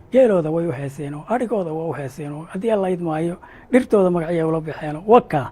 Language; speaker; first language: Somali; native; Somali